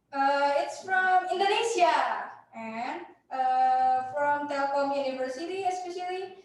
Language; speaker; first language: English; non-native, fluent; Indonesian